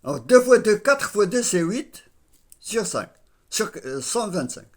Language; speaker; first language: French; non-native, local second language; Arabic